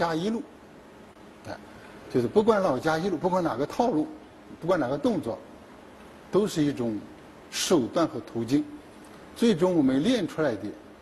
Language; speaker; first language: Chinese; native; Chinese